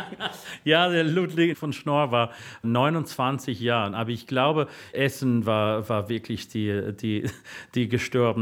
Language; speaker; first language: German; non-native, fluent; English